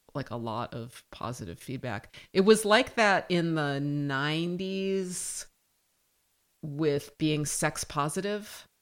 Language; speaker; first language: English; native; English